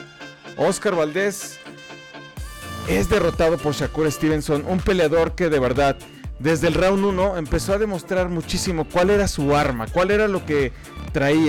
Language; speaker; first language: Spanish; native; Spanish